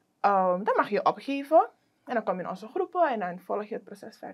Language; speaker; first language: Dutch; native; Dutch